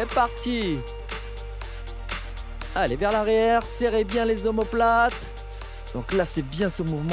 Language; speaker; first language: French; native; French